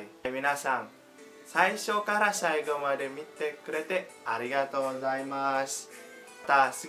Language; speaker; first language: Japanese; non-native, fluent; Indonesian